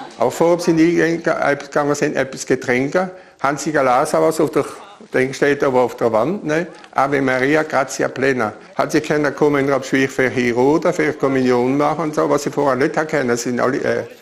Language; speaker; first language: German; non-native, local second language; Swiss German